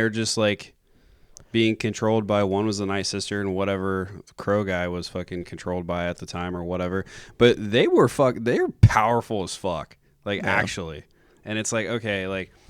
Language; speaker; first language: English; native; English